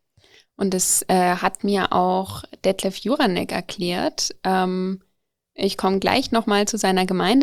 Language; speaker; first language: German; native; German